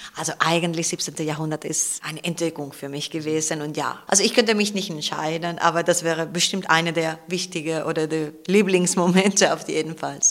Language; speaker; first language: German; non-native, fluent; Spanish